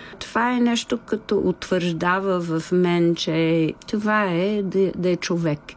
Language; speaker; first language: Bulgarian; non-native, fluent; English